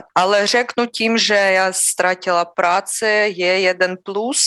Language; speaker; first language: Czech; non-native, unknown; Russian